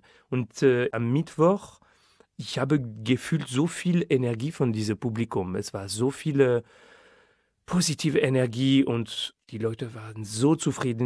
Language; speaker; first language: German; non-native, fluent; French